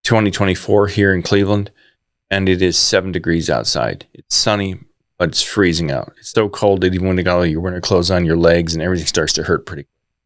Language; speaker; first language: English; native; English